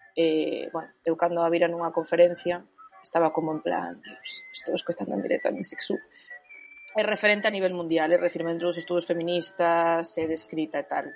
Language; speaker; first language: Galician; native; Galician